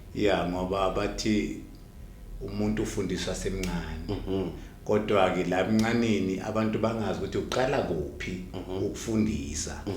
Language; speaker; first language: Zulu; native; Zulu